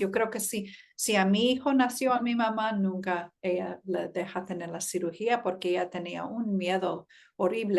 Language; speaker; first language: Spanish; early bilingual, heritage; Spanish